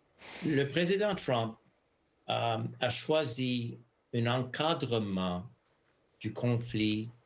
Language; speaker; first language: French; non-native, fluent; English